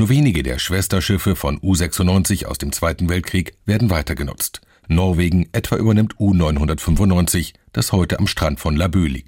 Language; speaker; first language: German; native; German